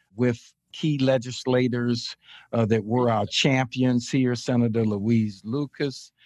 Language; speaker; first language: English; native; English